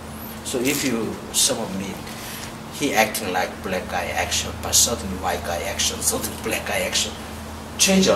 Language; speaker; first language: English; non-native, learner; Korean